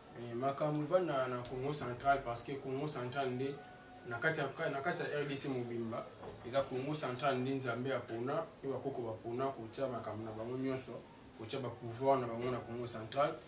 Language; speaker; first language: Lingala; non-native, local second language; Kongo